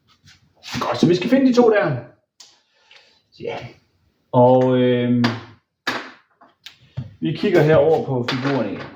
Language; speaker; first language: Danish; native; Danish